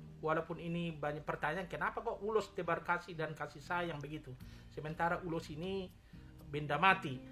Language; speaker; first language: Indonesian; native; Indonesian